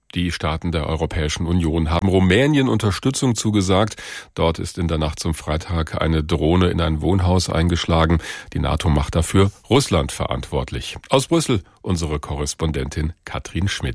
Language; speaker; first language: German; native; German